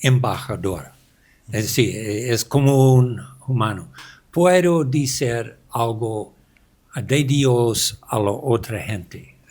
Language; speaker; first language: Spanish; non-native, learner; English